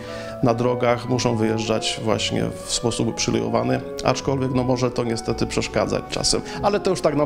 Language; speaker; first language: Polish; native; Polish